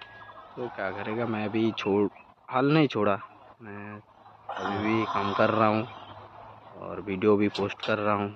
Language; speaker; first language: Hindi; non-native, local second language; Bangla